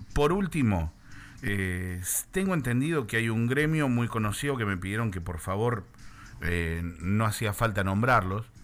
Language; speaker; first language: Spanish; native; Spanish